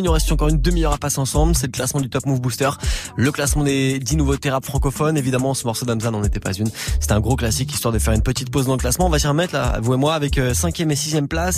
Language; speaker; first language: French; native; French